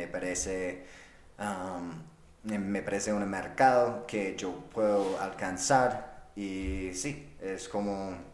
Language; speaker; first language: Spanish; non-native, fluent; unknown